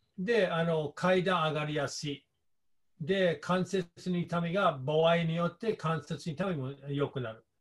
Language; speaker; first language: Japanese; non-native, fluent; English